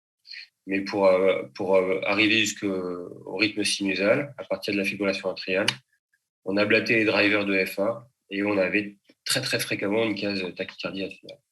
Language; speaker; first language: French; native; French